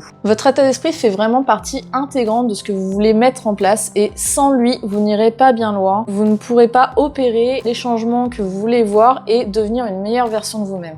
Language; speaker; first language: French; native; French